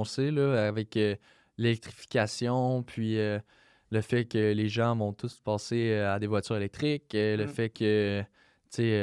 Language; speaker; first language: French; native; French